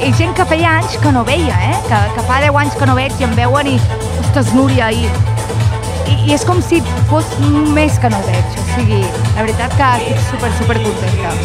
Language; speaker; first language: Catalan; native; Catalan